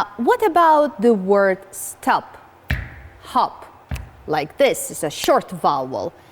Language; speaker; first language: English; non-native, fluent; Georgian